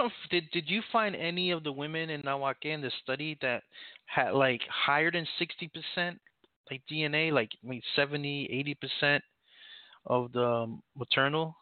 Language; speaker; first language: English; native; English